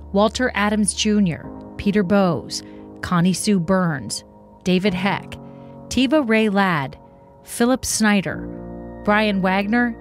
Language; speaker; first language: English; native; English